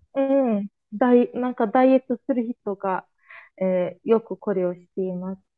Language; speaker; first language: Japanese; non-native, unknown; Azerbaijani